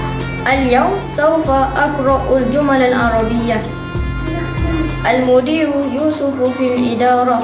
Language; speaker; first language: Arabic; non-native, learner; Malay